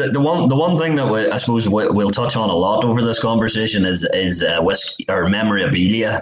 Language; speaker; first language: English; native; English